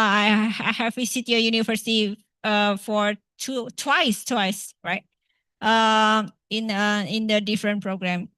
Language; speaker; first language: English; non-native, fluent; Indonesian